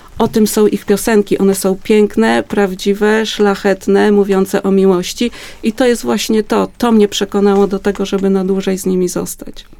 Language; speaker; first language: Polish; native; Polish